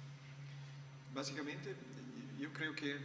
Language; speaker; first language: Spanish; non-native, learner; German